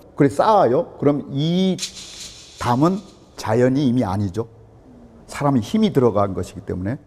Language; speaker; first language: Korean; native; Korean